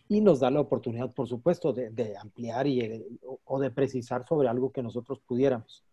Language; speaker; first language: Spanish; native; Spanish